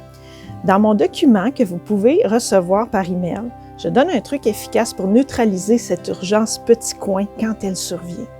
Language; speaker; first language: French; native; French